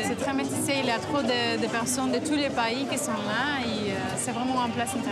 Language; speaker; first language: French; non-native, fluent; Spanish